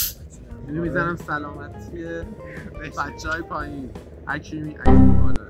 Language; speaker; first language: Persian; native; Persian